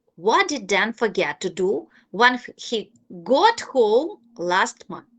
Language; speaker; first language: English; non-native, fluent; Ukrainian